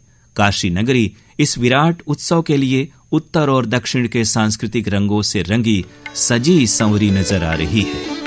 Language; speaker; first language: Hindi; native; Hindi